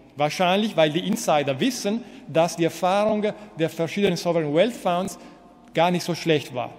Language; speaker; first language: German; non-native, fluent; Italian